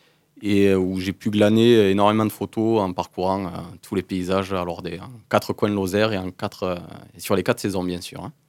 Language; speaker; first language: French; native; French